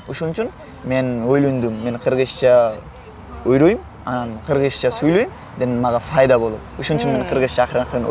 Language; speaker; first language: Kyrgyz; non-native, learner; Bangla